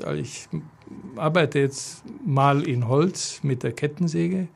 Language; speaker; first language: German; non-native, fluent; Romanian